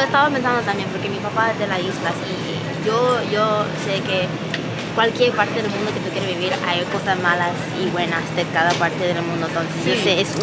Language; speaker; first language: Spanish; non-native, learner; English